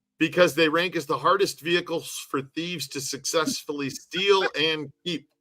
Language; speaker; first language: English; native; English